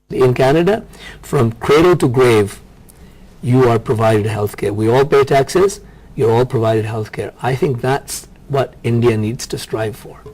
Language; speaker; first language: English; non-native, local second language; Punjabi